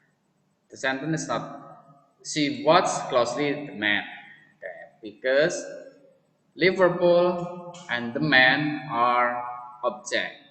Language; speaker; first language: English; non-native, fluent; Indonesian